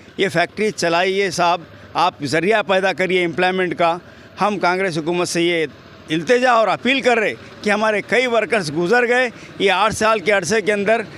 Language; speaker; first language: Urdu; native; Urdu